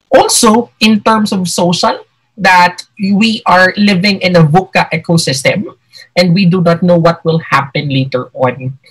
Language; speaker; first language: English; non-native, local second language; Hiligaynon